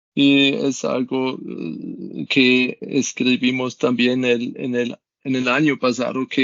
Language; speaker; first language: Spanish; non-native, learner; German